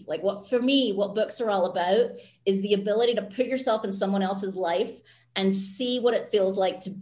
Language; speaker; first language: English; native; English